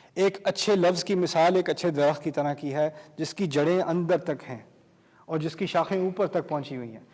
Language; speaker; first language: Urdu; early bilingual, heritage; Urdu